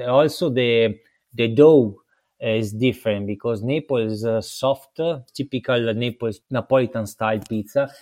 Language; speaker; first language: English; non-native, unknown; Italian